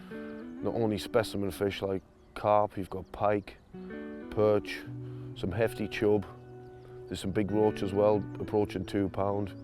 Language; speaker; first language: English; native; English